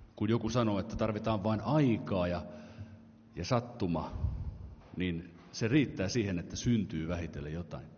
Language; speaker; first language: Finnish; native; Finnish